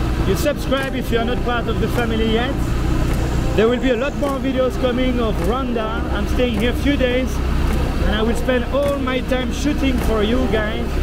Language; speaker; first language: English; non-native, fluent; French